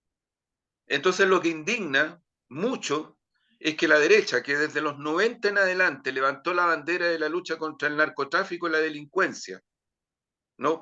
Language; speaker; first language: Spanish; native; Spanish